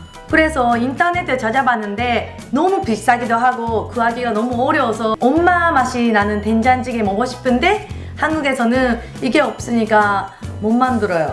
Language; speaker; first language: Korean; non-native, fluent; Japanese